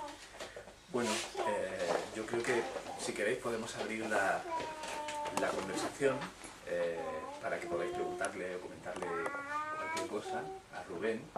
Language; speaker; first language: Spanish; native; Spanish